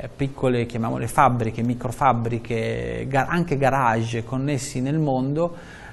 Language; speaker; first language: Italian; native; Italian